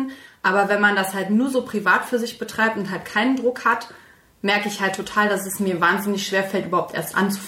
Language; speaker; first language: German; native; German